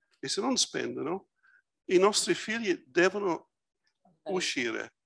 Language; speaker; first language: Italian; early bilingual, heritage; Italian